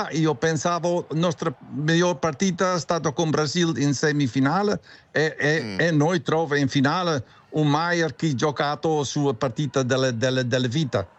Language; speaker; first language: Italian; non-native, learner; Dutch